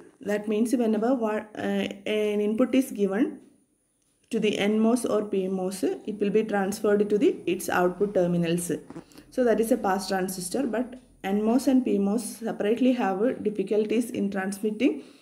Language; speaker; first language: English; non-native, local second language; Malayalam